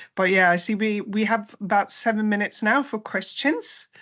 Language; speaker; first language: English; non-native, fluent; Norwegian